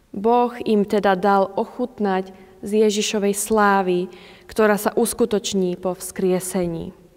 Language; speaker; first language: Slovak; native; Slovak